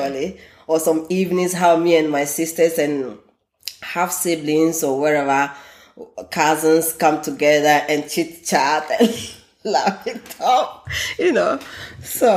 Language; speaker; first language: English; non-native, local second language; Ewe